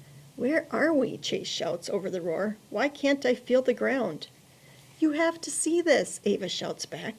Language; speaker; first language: English; native; English